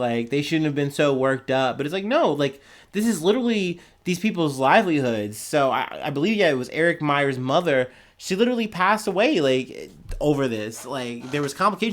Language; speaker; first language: English; native; English